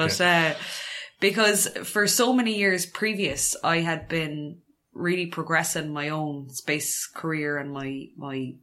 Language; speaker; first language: English; native; English